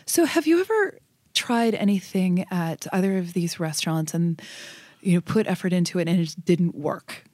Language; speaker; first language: English; native; English